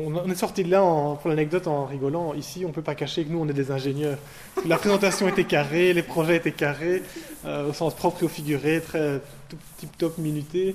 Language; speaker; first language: French; native; French